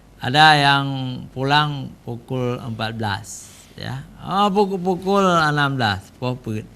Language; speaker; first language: Malay; non-native, local second language; Achinese